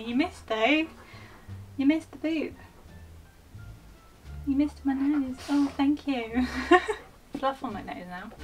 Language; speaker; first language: English; native; English